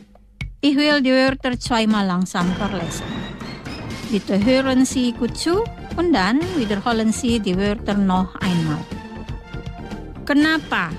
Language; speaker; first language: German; non-native, fluent; Indonesian